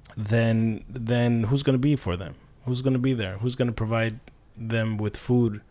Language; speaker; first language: English; non-native, fluent; Russian